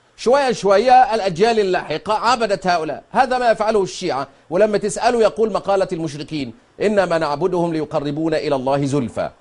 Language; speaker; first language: Arabic; native; Arabic